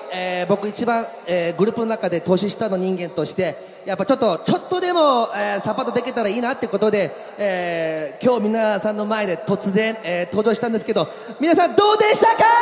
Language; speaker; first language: Japanese; native; Japanese